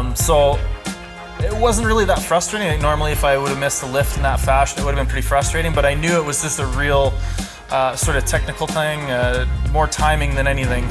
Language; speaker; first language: English; native; English